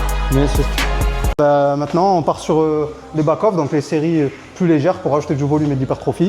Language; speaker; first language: French; native; French